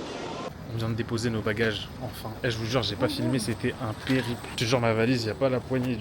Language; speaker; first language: French; native; French